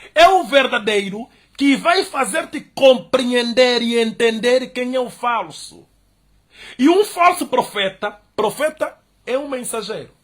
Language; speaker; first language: Portuguese; native; Portuguese